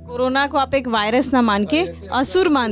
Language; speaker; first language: Hindi; native; Hindi